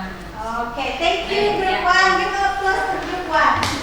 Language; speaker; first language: English; non-native, learner; Indonesian